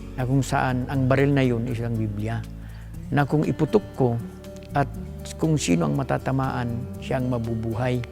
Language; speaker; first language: Filipino; non-native, local second language; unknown